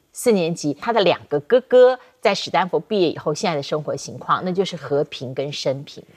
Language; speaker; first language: Chinese; native; Chinese